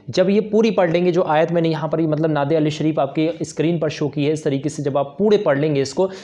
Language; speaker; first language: Urdu; native; Urdu